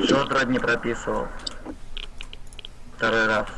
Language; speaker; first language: Russian; native; Russian